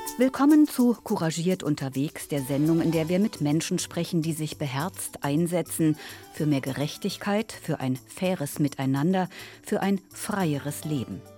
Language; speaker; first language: German; native; German